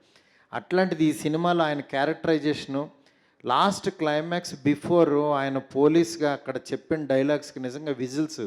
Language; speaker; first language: Telugu; native; Telugu